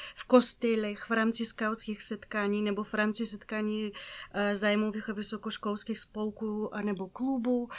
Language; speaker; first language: Czech; non-native, fluent; Bulgarian